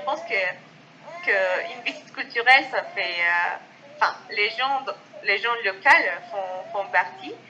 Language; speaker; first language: French; non-native, fluent; Spanish